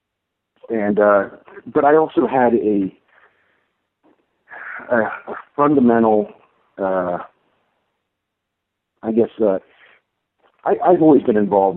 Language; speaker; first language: English; native; English